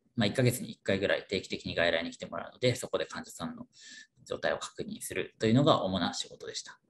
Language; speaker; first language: Japanese; native; Japanese